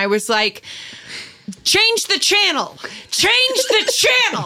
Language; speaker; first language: English; native; English